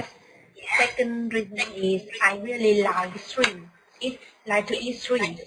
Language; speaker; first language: English; non-native, learner; Vietnamese